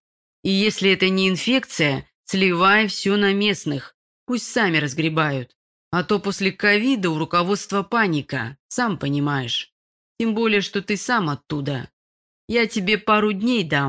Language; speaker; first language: Russian; native; Russian